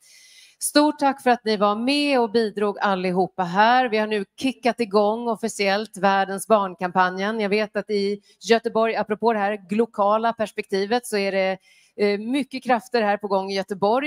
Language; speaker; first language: Swedish; native; Swedish